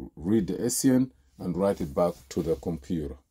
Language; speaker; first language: English; non-native, fluent; Arabic